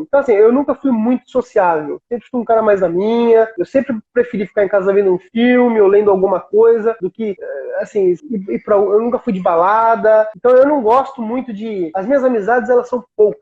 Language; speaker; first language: Portuguese; native; Portuguese